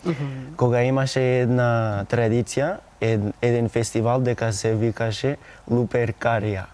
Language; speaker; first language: Macedonian; non-native, learner; English